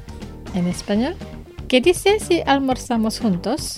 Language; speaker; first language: Spanish; non-native, fluent; Indonesian